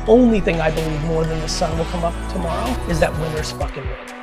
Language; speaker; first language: English; early bilingual, other home language; Russian